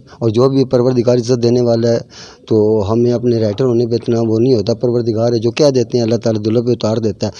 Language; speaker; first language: Urdu; non-native, local second language; Punjabi